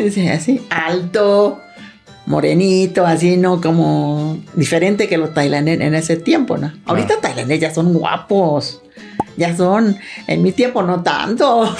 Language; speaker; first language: Spanish; non-native, learner; Thai